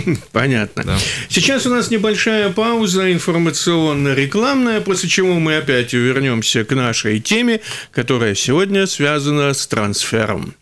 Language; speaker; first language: Russian; native; Russian